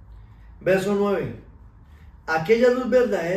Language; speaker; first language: Spanish; native; Spanish